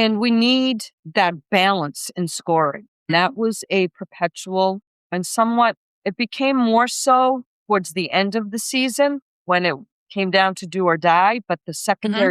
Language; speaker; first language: English; native; English